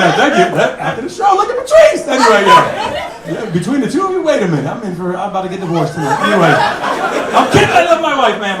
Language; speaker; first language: English; native; English